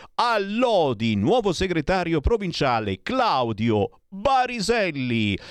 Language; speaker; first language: Italian; native; Italian